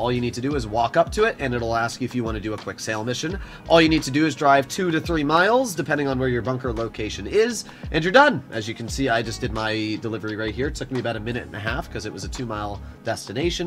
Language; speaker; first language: English; native; English